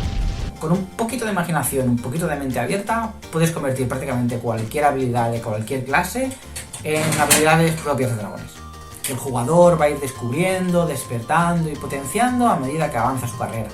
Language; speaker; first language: Spanish; native; Spanish